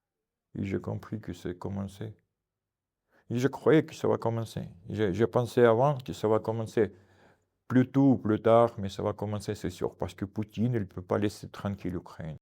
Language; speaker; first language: French; non-native, fluent; Russian